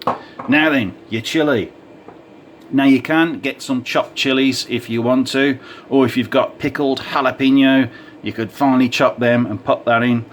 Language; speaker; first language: English; native; English